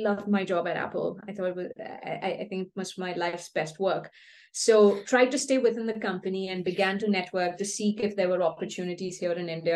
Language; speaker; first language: English; non-native, local second language; Kannada